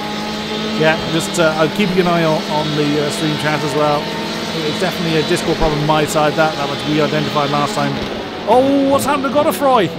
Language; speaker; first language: English; native; English